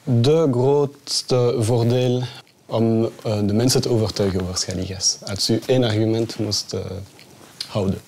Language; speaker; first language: Dutch; non-native, local second language; French